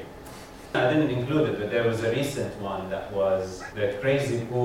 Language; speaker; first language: English; non-native, fluent; Arabic